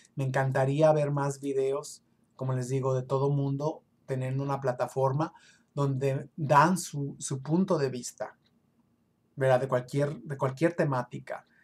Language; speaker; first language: Spanish; early bilingual, other home language; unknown